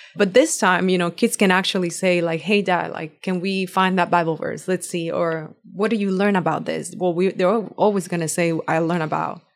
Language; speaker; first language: English; non-native, fluent; Spanish